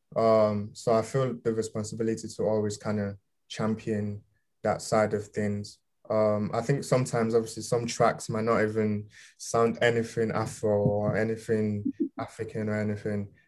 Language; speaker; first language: English; early bilingual, other home language; Yoruba